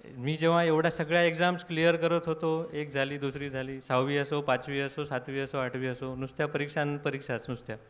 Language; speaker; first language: Marathi; native; Marathi